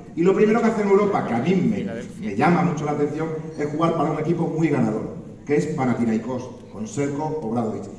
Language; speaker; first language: Spanish; native; Spanish